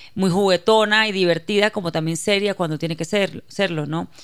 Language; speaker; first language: Spanish; native; Spanish